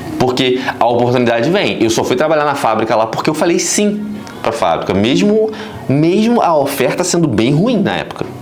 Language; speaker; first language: Portuguese; native; Portuguese